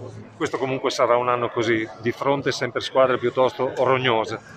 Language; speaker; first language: Italian; native; Italian